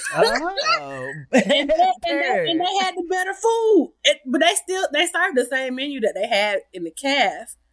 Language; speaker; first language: English; native; English